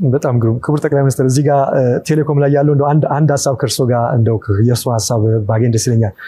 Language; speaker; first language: Amharic; native; Amharic